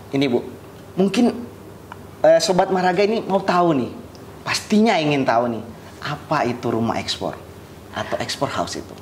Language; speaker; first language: Indonesian; native; Indonesian